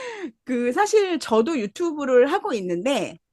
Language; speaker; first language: Korean; native; Korean